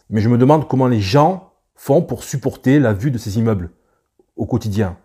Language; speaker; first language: French; native; French